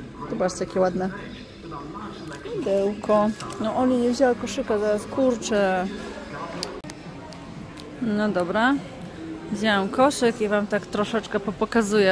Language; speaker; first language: Polish; native; Polish